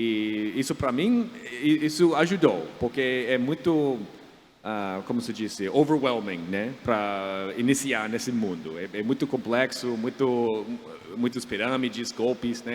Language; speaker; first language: Portuguese; non-native, fluent; English